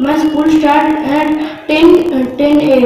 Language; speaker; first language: English; non-native, learner; Bangla